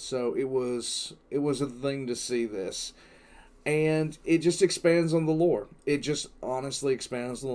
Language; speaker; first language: English; native; English